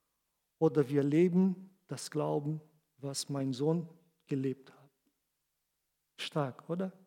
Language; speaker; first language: German; non-native, fluent; Portuguese